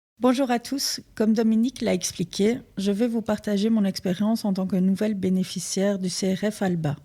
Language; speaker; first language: French; native; French